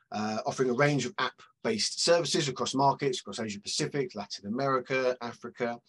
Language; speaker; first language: English; native; English